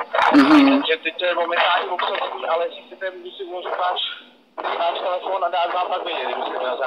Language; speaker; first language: Czech; native; Czech